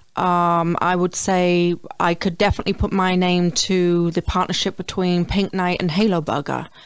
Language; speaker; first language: English; native; English